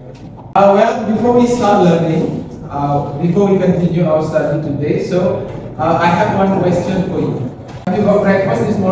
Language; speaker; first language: English; non-native, learner; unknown